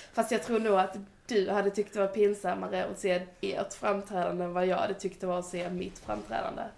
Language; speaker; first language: Swedish; native; Swedish